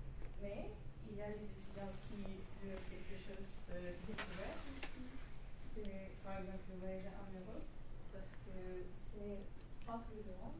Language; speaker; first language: French; non-native, learner; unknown